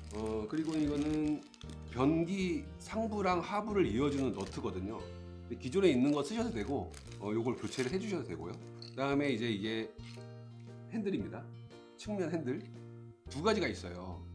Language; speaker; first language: Korean; native; Korean